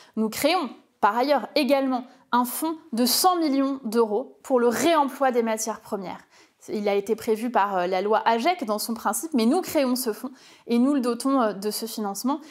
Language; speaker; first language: French; native; French